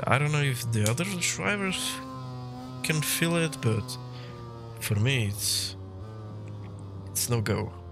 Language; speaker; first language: English; non-native, fluent; Slovenian